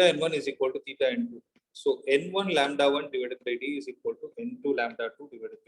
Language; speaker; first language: English; non-native, local second language; Tamil